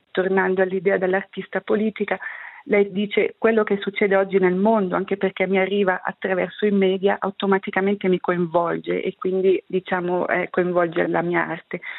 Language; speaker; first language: Italian; native; Italian